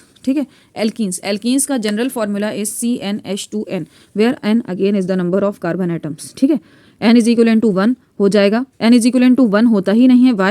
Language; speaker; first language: Hindi; native; Hindi